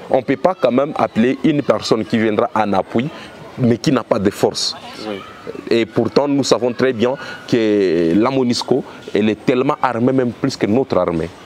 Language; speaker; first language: French; non-native, local second language; Swahili